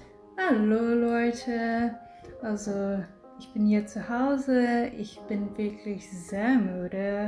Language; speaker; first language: German; non-native, fluent; English